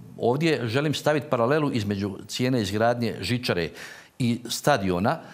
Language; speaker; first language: Croatian; native; Croatian